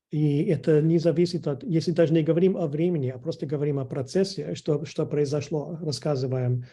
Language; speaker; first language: Russian; non-native, fluent; English